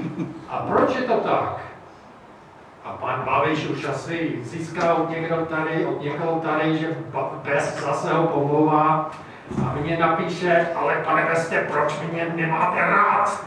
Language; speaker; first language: Czech; non-native, fluent; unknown